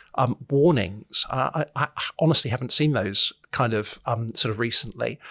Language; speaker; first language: English; native; English